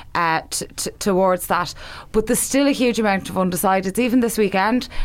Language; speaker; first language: English; native; English